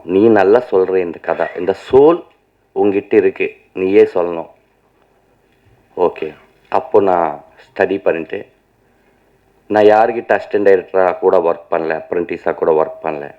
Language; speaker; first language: Tamil; non-native, learner; Telugu